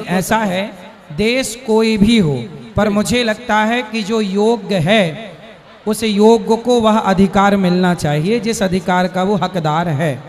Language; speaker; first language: Hindi; native; Hindi